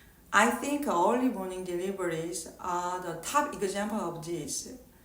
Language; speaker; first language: English; non-native, learner; Korean